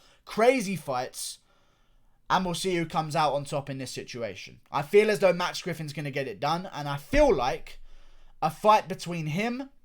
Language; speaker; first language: English; native; English